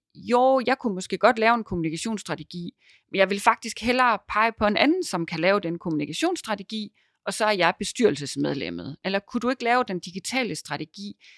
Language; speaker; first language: Danish; native; Danish